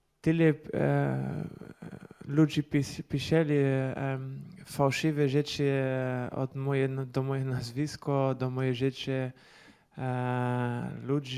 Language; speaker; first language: Polish; non-native, learner; Portuguese